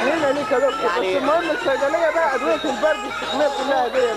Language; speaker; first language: Arabic; native; Arabic